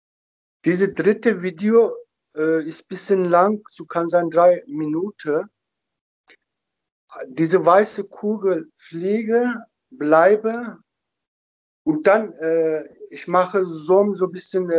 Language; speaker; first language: German; non-native, learner; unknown